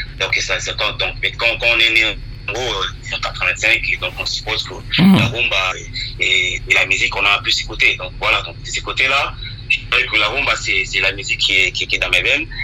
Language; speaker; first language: French; non-native, local second language; Lingala